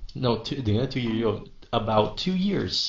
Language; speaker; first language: English; non-native, fluent; Vietnamese